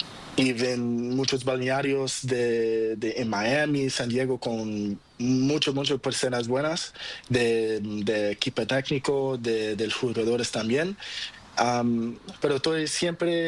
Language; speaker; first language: Spanish; non-native, learner; Portuguese